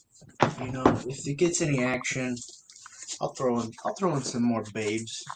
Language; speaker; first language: English; native; English